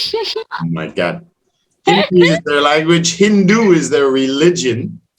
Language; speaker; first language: English; non-native, fluent; French